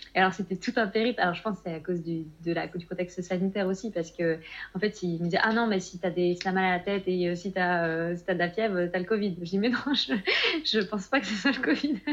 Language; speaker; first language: French; native; French